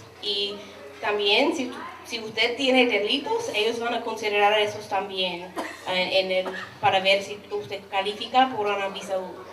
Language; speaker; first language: Spanish; non-native, fluent; English